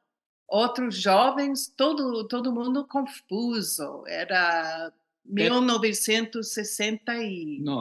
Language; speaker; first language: Portuguese; non-native, fluent; English